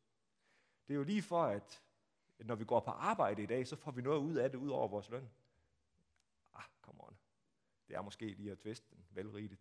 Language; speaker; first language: Danish; native; Danish